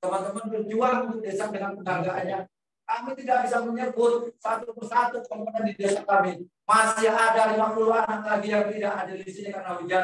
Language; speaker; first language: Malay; non-native, local second language; Javanese